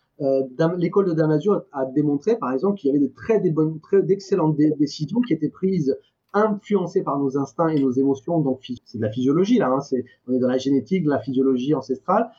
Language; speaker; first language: French; non-native, fluent; Persian